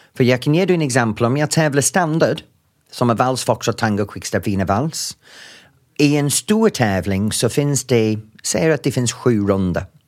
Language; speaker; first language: Swedish; non-native, fluent; English